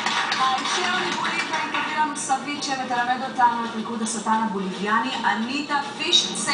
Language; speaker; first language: Hebrew; native; Hebrew